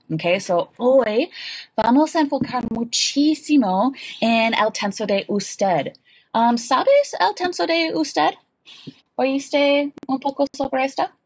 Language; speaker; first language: Spanish; non-native, learner; English